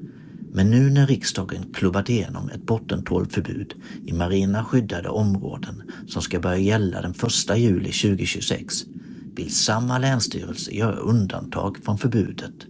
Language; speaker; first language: Swedish; native; Swedish